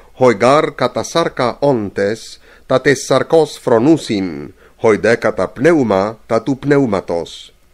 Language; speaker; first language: Greek; non-native, fluent; English